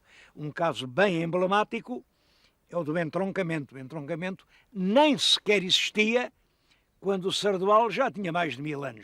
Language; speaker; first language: Portuguese; native; Portuguese